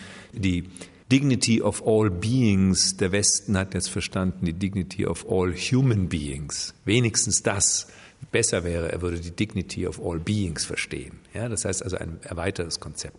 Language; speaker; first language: German; native; German